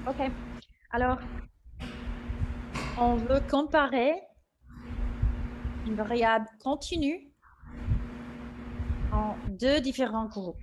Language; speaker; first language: French; non-native, fluent; English